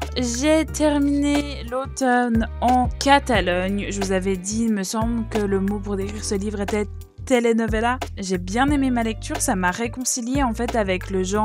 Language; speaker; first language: French; native; French